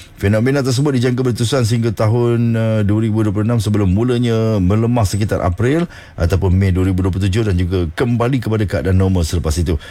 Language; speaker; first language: Malay; native; Malay